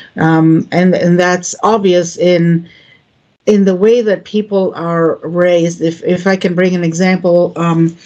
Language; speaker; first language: English; non-native, fluent; Greek